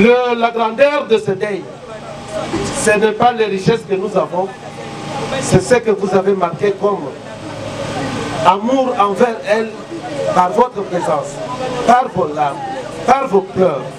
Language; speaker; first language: French; non-native, local second language; Lingala